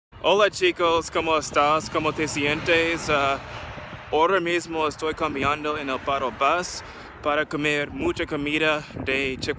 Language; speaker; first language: Spanish; non-native, learner; English